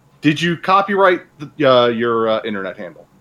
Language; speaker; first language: English; native; English